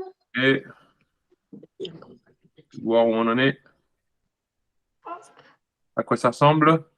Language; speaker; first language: French; native; French